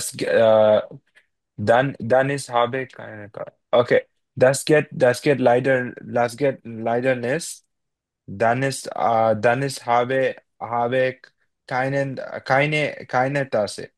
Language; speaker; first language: German; non-native, learner; Bangla